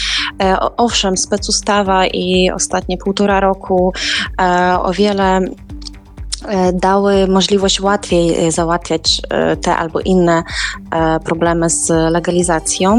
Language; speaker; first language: Polish; non-native, fluent; Ukrainian